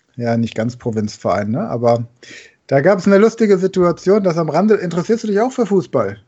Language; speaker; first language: German; native; German